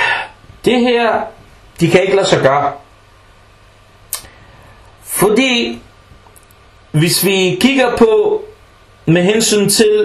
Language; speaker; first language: Danish; early bilingual, other home language; Arabic